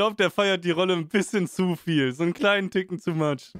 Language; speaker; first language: German; native; German